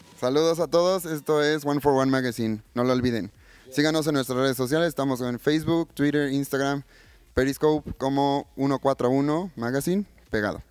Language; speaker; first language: Spanish; native; Spanish